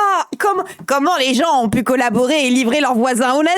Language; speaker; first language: French; native; French